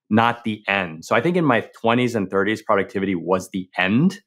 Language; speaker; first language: English; native; English